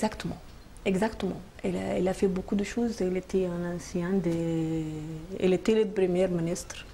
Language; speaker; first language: French; non-native, learner; Arabic